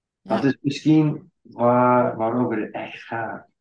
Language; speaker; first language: Dutch; non-native, fluent; English